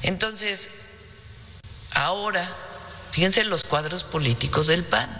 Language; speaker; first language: Spanish; native; Spanish